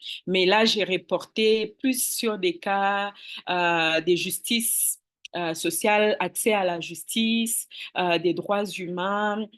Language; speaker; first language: French; non-native, local second language; Swahili